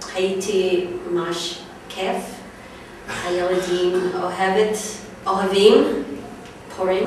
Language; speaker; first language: Hebrew; non-native, learner; English